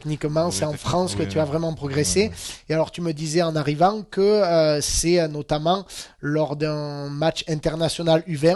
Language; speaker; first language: French; native; French